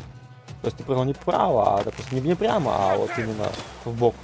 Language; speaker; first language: Russian; native; Russian